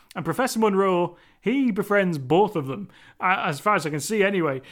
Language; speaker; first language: English; native; English